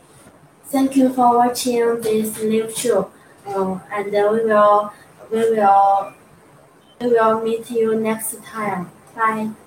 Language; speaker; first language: English; non-native, learner; Chinese